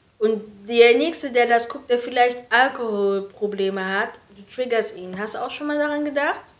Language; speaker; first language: German; early bilingual, other home language; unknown